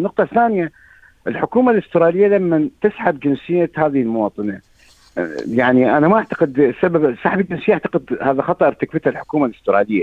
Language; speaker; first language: Arabic; native; Arabic